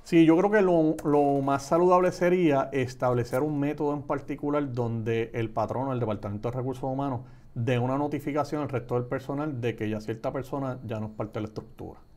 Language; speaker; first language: Spanish; native; Spanish